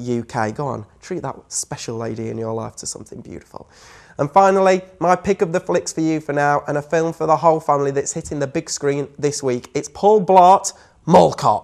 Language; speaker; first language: English; native; English